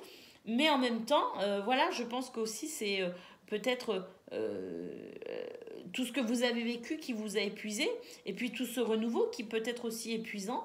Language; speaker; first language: French; native; French